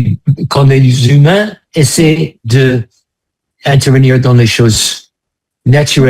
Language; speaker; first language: French; non-native, fluent; English